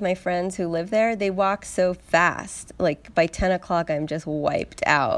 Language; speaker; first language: English; native; English